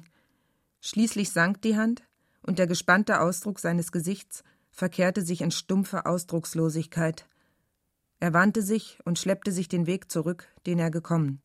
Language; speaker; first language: German; native; German